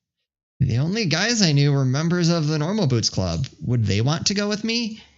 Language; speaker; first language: English; native; English